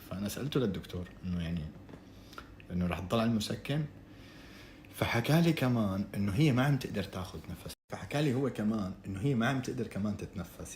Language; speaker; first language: Arabic; native; Arabic